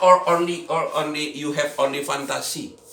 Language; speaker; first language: English; non-native, learner; Indonesian